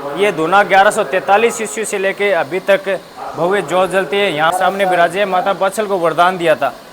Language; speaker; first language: Hindi; native; Hindi